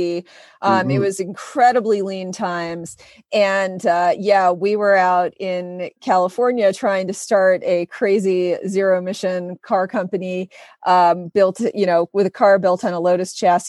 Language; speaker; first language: English; native; English